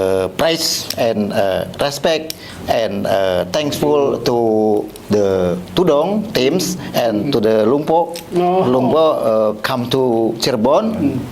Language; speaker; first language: English; non-native, learner; Indonesian